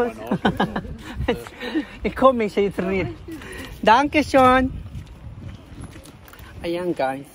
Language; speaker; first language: German; non-native, learner; Filipino